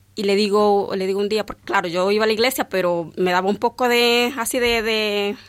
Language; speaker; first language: Spanish; native; Spanish